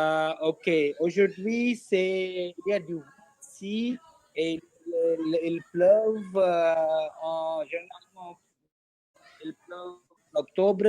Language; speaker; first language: French; non-native, learner; Hindi